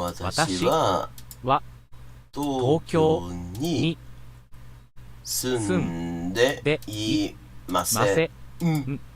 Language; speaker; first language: Japanese; non-native, learner; English